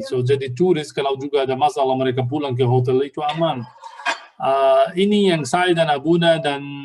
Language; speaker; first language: Indonesian; non-native, fluent; Arabic